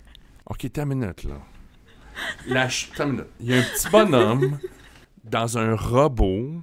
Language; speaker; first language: French; native; French